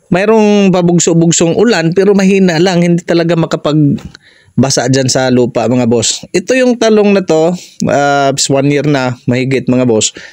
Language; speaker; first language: Filipino; non-native, local second language; Cebuano